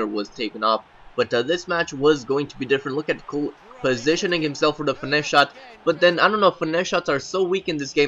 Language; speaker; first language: English; native; English